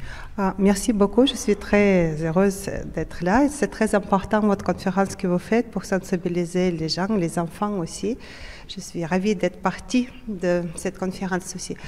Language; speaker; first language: French; non-native, fluent; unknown